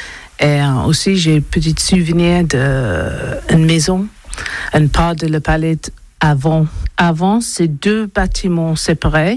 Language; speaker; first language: French; non-native, learner; English